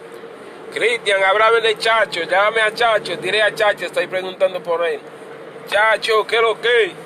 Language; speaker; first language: Spanish; non-native, learner; Haitian Creole